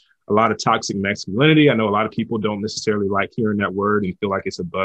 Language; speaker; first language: English; native; English